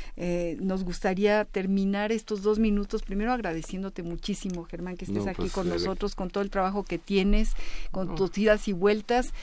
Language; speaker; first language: Spanish; native; Spanish